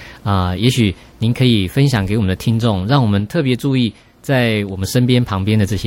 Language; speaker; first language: Chinese; native; Chinese